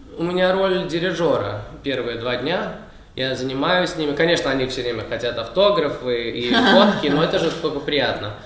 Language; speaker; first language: Russian; early bilingual, heritage; Russian